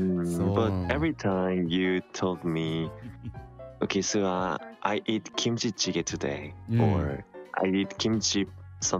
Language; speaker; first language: English; non-native, learner; Korean